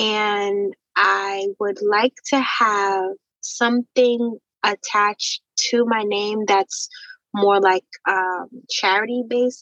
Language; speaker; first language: English; native; English